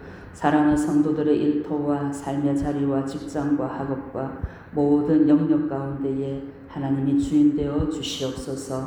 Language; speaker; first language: Korean; native; Korean